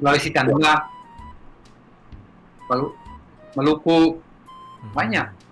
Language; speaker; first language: Indonesian; non-native, fluent; Hebrew